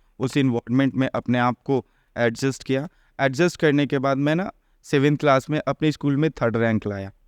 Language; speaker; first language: Hindi; native; Hindi